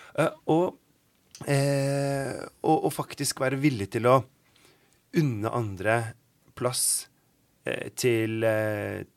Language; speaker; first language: Norwegian; native; Norwegian